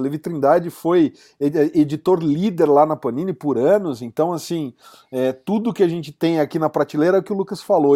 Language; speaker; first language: Portuguese; native; Portuguese